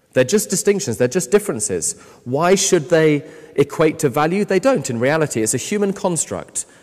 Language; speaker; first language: English; native; English